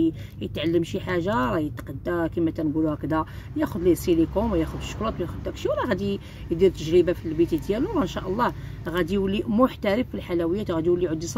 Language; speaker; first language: Arabic; native; Arabic